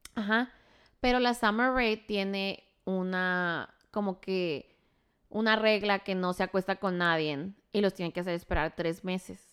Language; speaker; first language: Spanish; native; Spanish